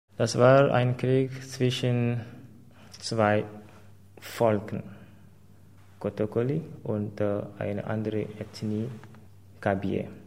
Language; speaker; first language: German; non-native, fluent; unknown